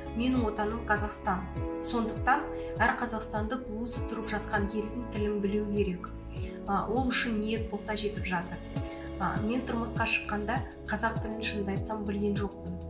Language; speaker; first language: Kazakh; non-native, local second language; Russian